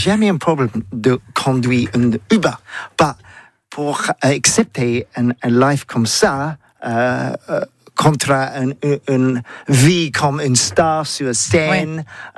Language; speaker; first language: French; non-native, learner; English